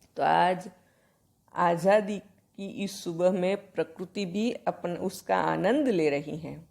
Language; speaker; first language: Hindi; non-native, local second language; Gujarati